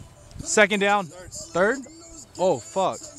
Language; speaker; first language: English; native; English